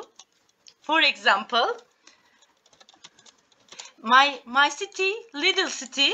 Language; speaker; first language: English; non-native, learner; Turkish